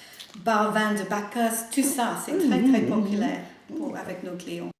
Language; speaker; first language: French; non-native, learner; English